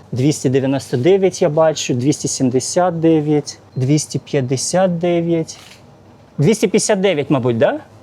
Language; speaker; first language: Ukrainian; non-native, local second language; Russian